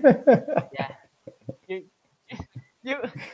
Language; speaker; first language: English; non-native, learner; Vietnamese